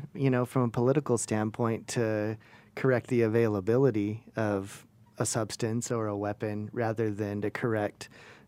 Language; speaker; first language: English; native; English